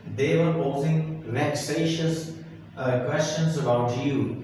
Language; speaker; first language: English; non-native, local second language; Urdu